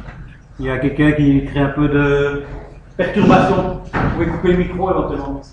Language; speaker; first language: French; native; French